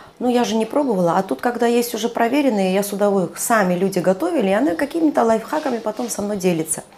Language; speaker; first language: Russian; non-native, local second language; Georgian